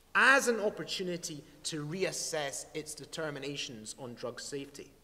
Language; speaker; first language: English; native; English